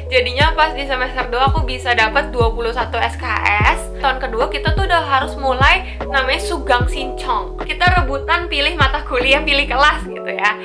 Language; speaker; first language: Indonesian; native; Indonesian